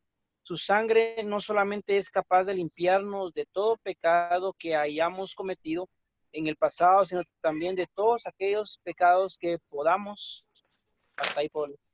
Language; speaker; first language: Spanish; native; Spanish